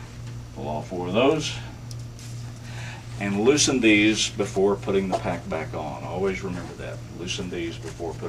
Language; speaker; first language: English; native; English